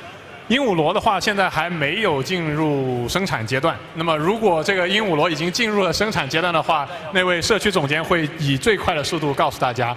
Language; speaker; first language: Chinese; native; Chinese